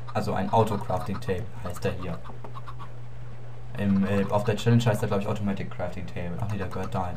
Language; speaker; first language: German; native; German